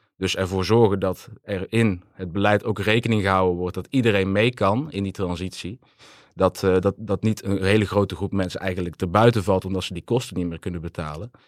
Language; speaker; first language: Dutch; native; Dutch